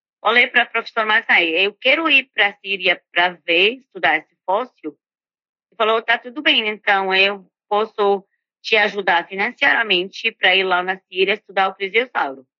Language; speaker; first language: Portuguese; non-native, fluent; Arabic